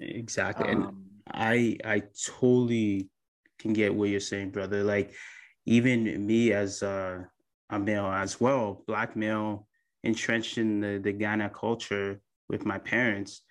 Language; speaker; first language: English; early bilingual, other home language; Akan